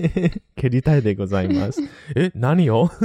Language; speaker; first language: Japanese; non-native, fluent; English